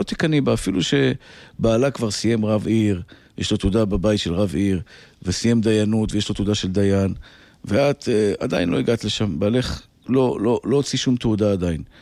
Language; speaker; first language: Hebrew; native; Hebrew